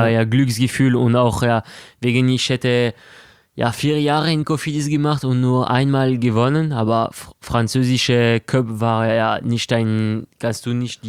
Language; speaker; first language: German; non-native, local second language; French